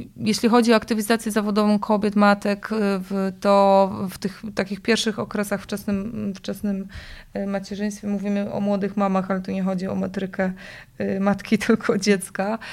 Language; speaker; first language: Polish; native; Polish